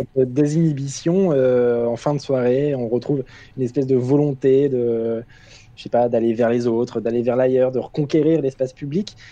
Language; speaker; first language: French; native; French